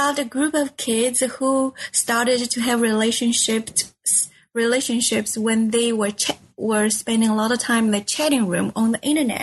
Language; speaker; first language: English; non-native, fluent; Chinese